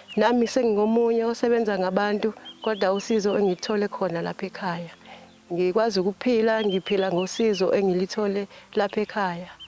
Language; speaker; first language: Zulu; native; Zulu